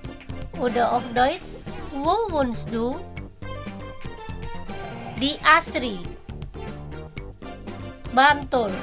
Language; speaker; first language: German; non-native, fluent; Indonesian